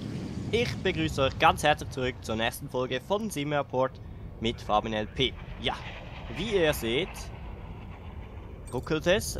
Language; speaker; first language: German; native; German